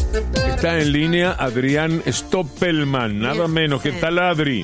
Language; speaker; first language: Spanish; native; Spanish